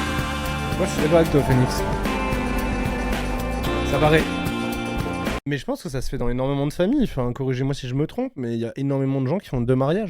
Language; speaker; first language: French; native; French